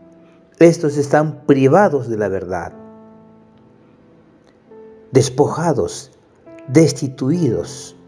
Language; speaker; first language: Spanish; native; Spanish